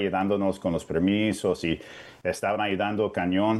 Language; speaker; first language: Spanish; non-native, fluent; English